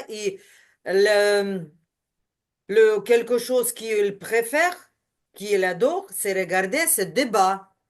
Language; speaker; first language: French; non-native, learner; Ukrainian